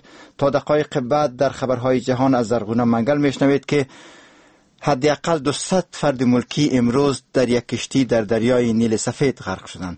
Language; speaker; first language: Persian; native; Persian